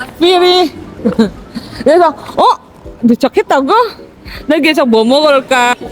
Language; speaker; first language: Korean; non-native, fluent; Indonesian